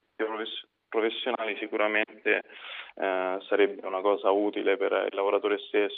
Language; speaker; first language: Italian; native; Italian